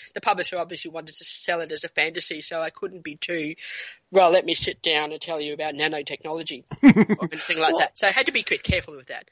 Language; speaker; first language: English; native; English